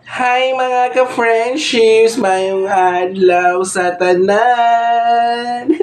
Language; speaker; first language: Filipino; non-native, local second language; Cebuano